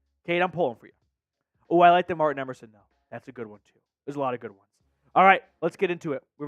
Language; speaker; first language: English; native; English